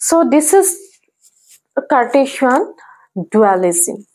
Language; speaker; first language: English; non-native, local second language; Assamese